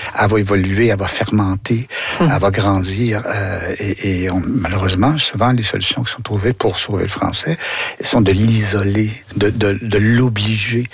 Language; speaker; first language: French; native; French